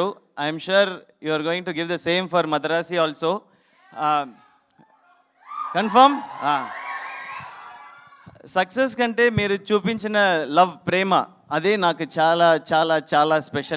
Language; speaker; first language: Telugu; non-native, learner; Tamil